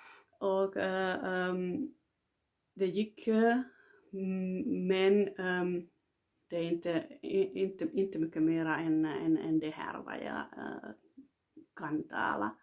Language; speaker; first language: Swedish; non-native, local second language; Finnish